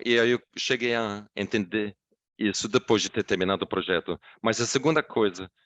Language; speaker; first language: Portuguese; non-native, fluent; English